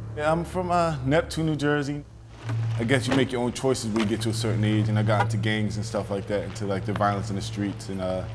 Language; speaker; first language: English; native; English